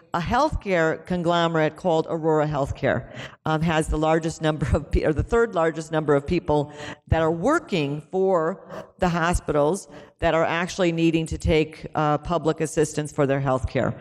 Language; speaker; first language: English; native; English